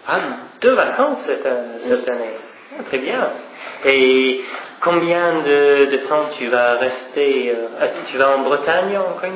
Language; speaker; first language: French; non-native, fluent; English